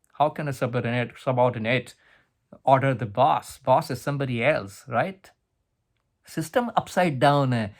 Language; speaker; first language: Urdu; native; Urdu